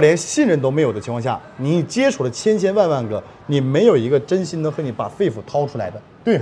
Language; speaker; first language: Chinese; native; Chinese